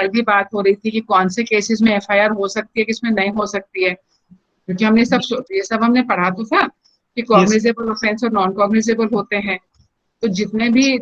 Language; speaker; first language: Hindi; native; Hindi